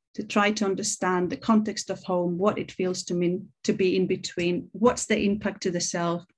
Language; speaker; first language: English; non-native, fluent; Greek